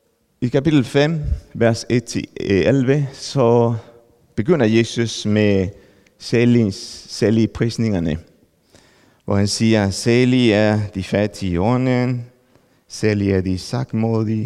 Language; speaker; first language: Danish; non-native, fluent; Spanish